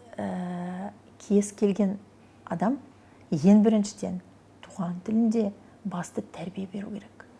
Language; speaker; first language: Kazakh; non-native, local second language; Russian